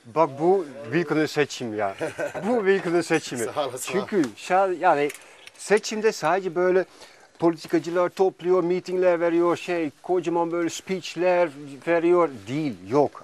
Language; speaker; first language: Turkish; non-native, fluent; Dutch